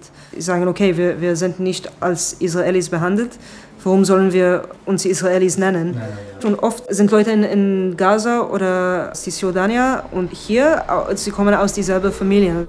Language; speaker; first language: German; non-native, fluent; Hebrew